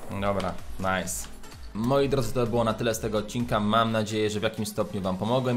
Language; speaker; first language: Polish; native; Polish